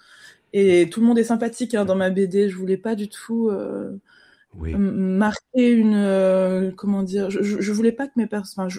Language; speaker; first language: French; native; French